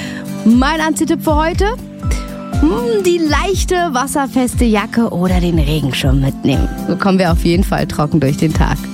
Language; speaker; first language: German; native; German